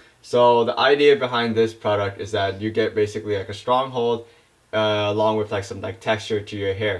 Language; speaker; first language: English; native; English